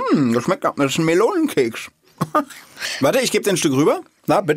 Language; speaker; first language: German; native; German